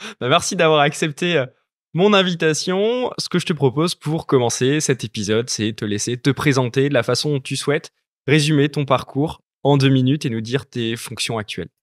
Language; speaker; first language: French; native; French